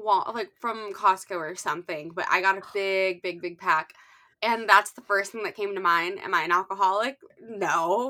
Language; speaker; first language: English; native; English